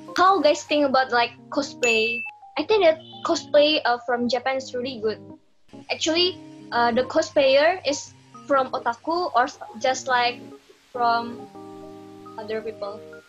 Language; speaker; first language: English; non-native, learner; Indonesian